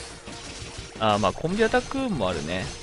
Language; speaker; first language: Japanese; native; Japanese